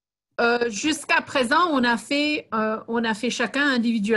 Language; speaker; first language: French; non-native, fluent; English